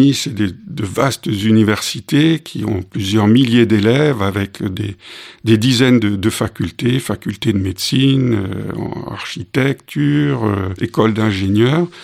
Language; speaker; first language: French; native; French